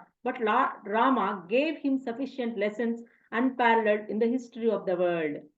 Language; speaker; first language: English; non-native, local second language; Telugu